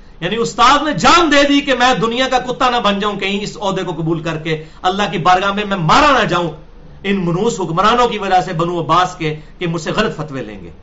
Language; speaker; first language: Urdu; non-native, local second language; Punjabi